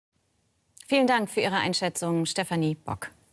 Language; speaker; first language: German; native; German